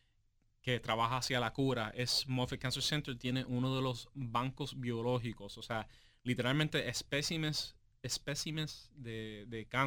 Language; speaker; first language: Spanish; native; Spanish